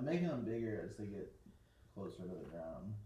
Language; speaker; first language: English; native; English